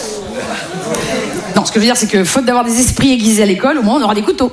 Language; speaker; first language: French; native; French